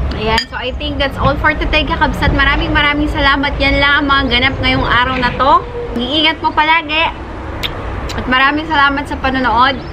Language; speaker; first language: Filipino; non-native, local second language; Iloko